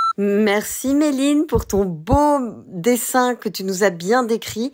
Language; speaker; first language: French; native; French